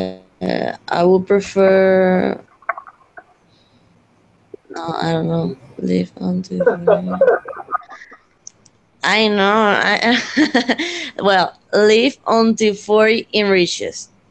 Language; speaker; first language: English; non-native, learner; Spanish